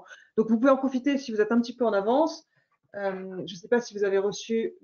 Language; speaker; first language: French; native; French